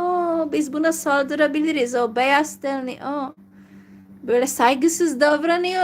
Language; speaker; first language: Turkish; non-native, fluent; Hungarian